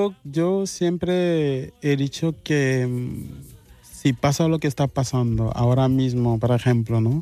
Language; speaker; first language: Spanish; non-native, fluent; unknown